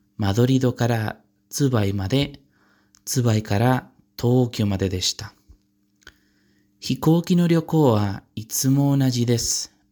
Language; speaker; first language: Japanese; non-native, learner; Spanish